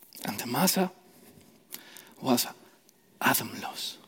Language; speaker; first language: Dutch; non-native, fluent; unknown